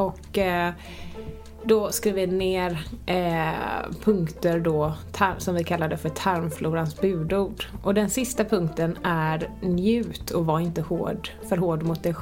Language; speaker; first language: Swedish; native; Swedish